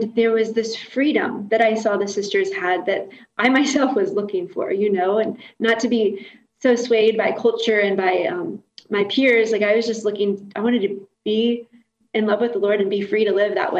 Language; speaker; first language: English; native; English